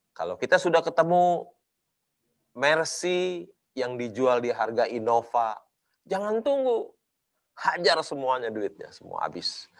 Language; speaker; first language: Indonesian; native; Indonesian